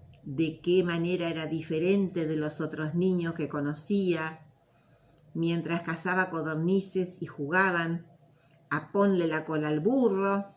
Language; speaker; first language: Spanish; native; Spanish